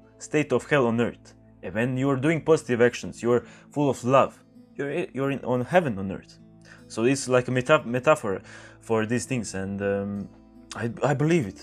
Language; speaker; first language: English; non-native, fluent; Croatian